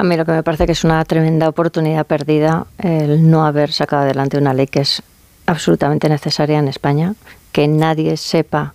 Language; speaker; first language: Spanish; native; Spanish